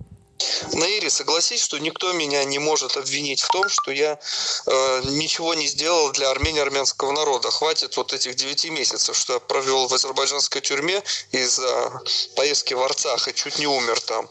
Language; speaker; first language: Russian; native; Russian